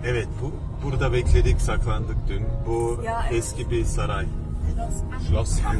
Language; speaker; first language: Turkish; early bilingual, heritage; Turkish